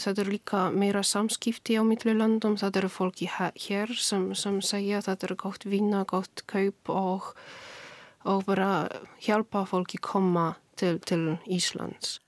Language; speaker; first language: Icelandic; non-native, learner; Polish